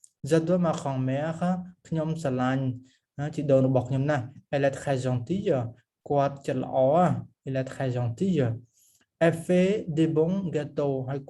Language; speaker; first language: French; non-native, fluent; Khmer